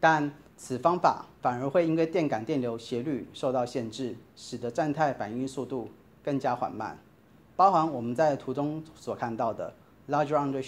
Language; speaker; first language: Chinese; native; Chinese